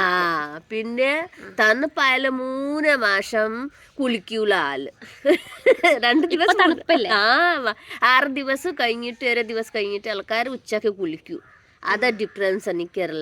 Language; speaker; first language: Malayalam; non-native, learner; Hindi